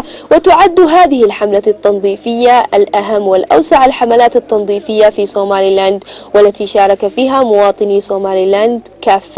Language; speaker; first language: Arabic; non-native, local second language; Somali